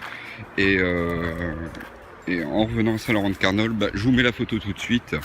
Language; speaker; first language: French; native; French